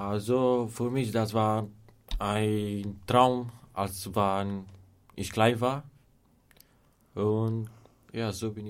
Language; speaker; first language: German; non-native, learner; Romanian